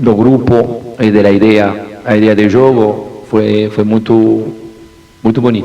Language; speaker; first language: Portuguese; non-native, fluent; Spanish